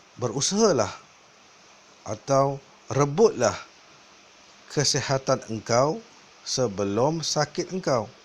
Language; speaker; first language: Malay; native; Malay